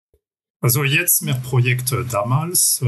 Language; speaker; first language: German; non-native, fluent; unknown